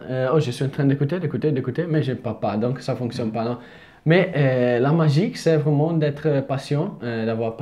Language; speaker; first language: French; non-native, fluent; Italian